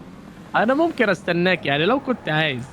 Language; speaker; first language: Arabic; native; Arabic